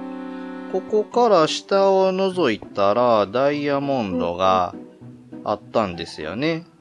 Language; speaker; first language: Japanese; native; Japanese